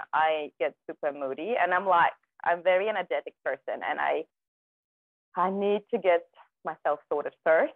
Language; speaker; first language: English; non-native, fluent; German